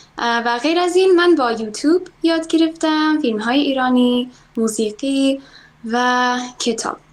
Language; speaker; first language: Persian; non-native, fluent; English